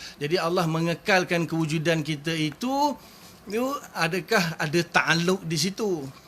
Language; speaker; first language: Malay; native; Malay